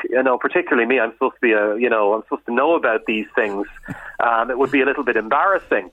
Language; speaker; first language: English; native; English